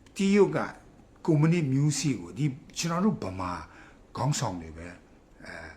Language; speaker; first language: Burmese; native; Burmese